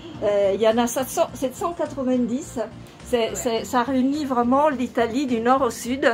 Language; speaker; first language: French; non-native, fluent; Italian